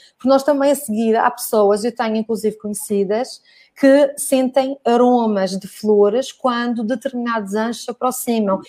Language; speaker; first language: Portuguese; native; Portuguese